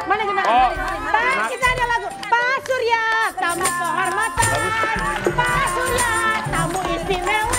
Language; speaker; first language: Indonesian; native; Indonesian